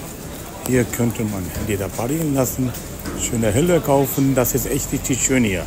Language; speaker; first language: German; non-native, fluent; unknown